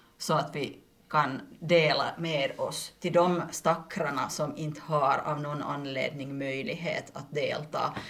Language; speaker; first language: Swedish; native; Swedish